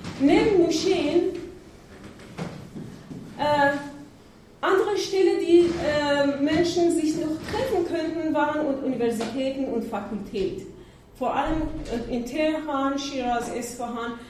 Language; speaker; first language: German; non-native, learner; Persian